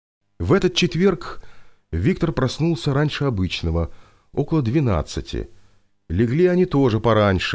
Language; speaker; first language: Russian; native; Russian